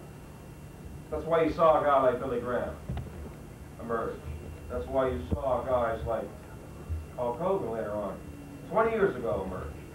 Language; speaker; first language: English; native; English